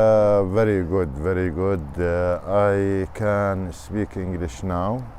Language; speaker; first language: English; non-native, learner; Arabic